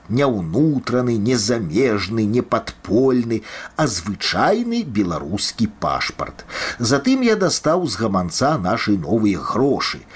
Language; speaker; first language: Belarusian; native; Belarusian